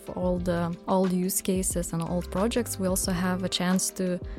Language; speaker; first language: English; non-native, fluent; Lithuanian